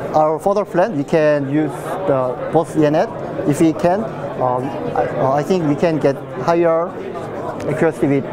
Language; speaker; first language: English; non-native, learner; Korean